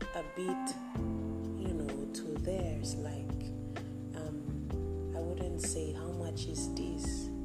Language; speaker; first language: English; non-native, fluent; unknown